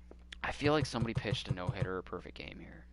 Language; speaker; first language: English; native; English